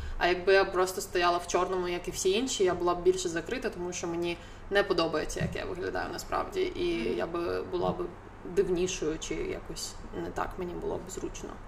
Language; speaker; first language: Ukrainian; non-native, local second language; Russian